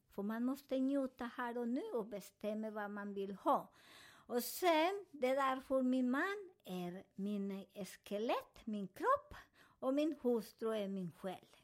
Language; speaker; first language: Swedish; non-native, fluent; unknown